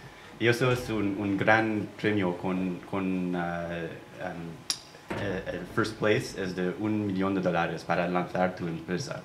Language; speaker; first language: Spanish; non-native, fluent; English